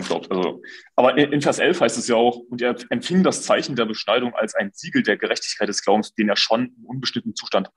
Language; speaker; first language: German; native; German